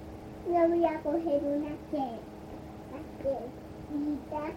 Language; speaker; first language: Spanish; early bilingual, heritage; Spanish